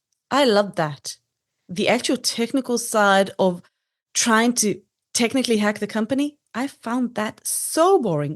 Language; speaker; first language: English; non-native, fluent; Hebrew